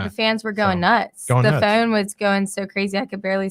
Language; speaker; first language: English; native; English